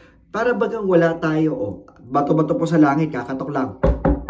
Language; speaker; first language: Filipino; native; Filipino